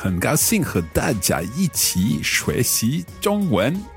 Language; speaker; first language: Chinese; non-native, learner; English